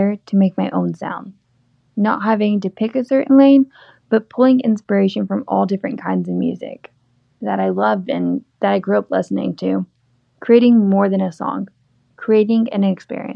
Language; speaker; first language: English; native; English